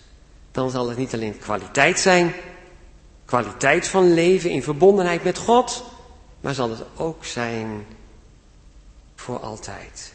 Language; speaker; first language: Dutch; native; Dutch